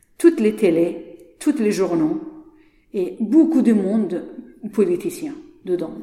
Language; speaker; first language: French; non-native, learner; Persian